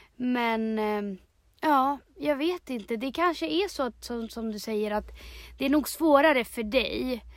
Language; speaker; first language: Swedish; early bilingual, other home language; Spanish